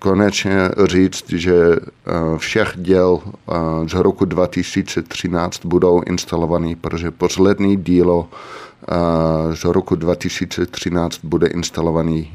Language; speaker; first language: Czech; non-native, fluent; Dutch